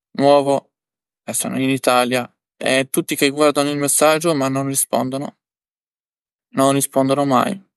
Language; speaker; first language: Italian; non-native, learner; Albanian